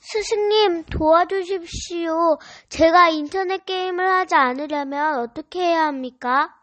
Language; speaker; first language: Korean; native; Korean